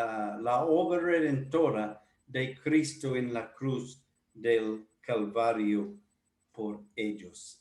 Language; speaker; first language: Spanish; non-native, fluent; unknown